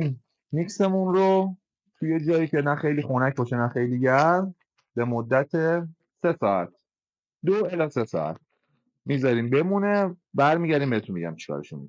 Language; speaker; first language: Persian; native; Persian